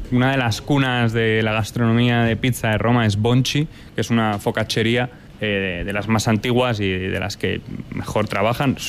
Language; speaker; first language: Spanish; native; Spanish